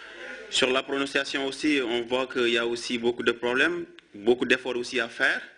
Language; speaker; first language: French; non-native, fluent; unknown